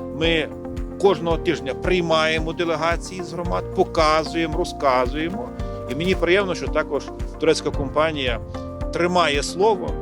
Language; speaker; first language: Ukrainian; native; Ukrainian